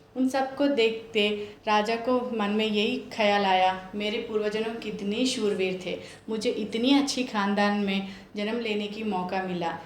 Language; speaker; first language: Hindi; non-native, local second language; Telugu